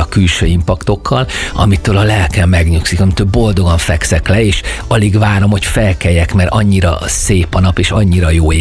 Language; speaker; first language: Hungarian; native; Hungarian